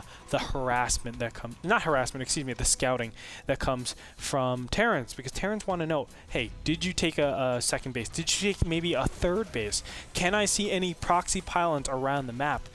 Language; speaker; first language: English; native; English